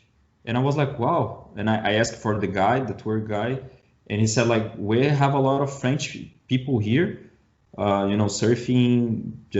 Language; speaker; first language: English; non-native, learner; Portuguese